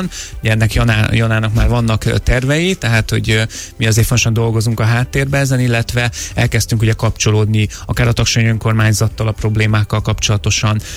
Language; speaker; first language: Hungarian; native; Hungarian